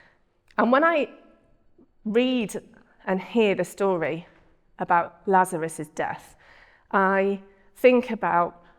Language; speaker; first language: English; native; English